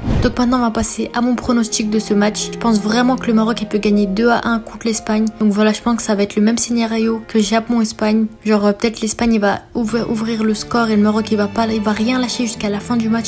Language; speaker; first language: French; native; French